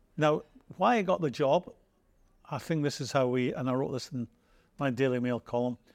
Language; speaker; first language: English; native; English